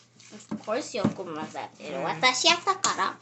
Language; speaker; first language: Japanese; early bilingual, heritage; English